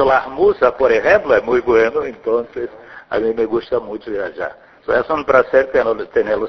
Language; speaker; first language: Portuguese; non-native, fluent; Spanish